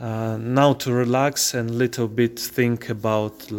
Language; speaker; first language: English; non-native, learner; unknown